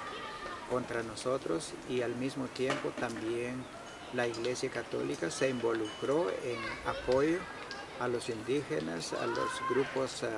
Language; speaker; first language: Spanish; non-native, local second language; Kʼicheʼ